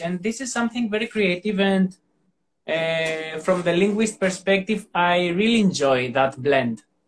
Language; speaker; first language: English; non-native, fluent; Greek